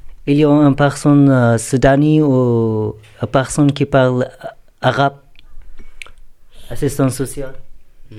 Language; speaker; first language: French; non-native, learner; Urdu